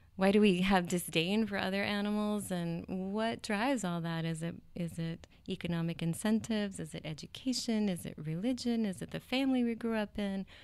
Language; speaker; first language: English; native; English